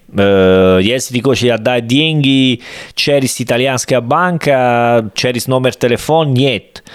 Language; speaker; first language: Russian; non-native, learner; Italian